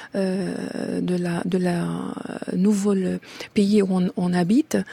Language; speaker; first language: French; non-native, fluent; Arabic